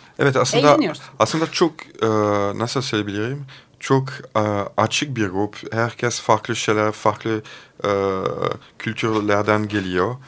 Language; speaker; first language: Turkish; non-native, fluent; French